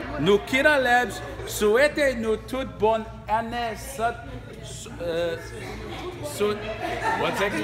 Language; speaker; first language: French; non-native, learner; English